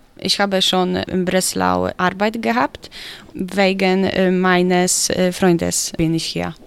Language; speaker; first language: German; non-native, learner; Polish